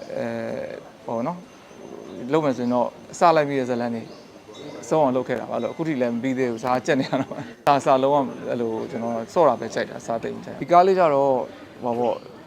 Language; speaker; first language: Burmese; non-native, local second language; Shan